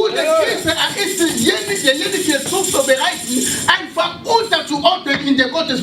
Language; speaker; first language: German; non-native, learner; French